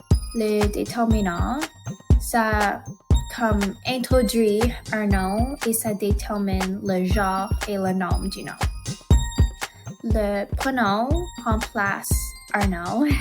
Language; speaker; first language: French; non-native, learner; English